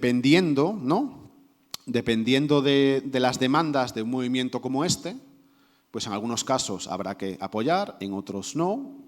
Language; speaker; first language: Spanish; native; Spanish